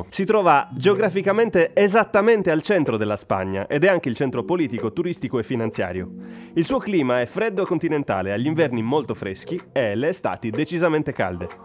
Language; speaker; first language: Italian; native; Italian